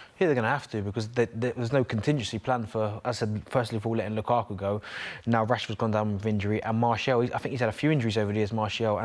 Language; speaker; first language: English; native; English